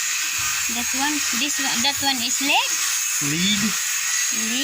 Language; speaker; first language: English; non-native, learner; Cebuano